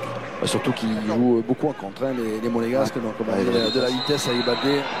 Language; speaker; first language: French; native; French